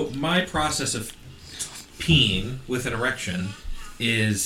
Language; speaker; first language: English; native; English